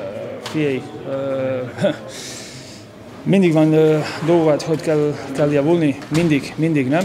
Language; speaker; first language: Hungarian; non-native, local second language; Spanish